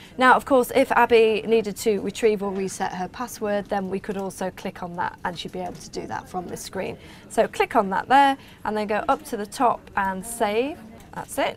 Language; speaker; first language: English; native; English